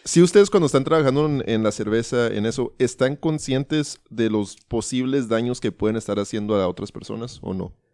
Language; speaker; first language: Spanish; early bilingual, heritage; Spanish